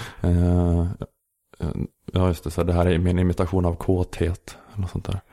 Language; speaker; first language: Swedish; native; Swedish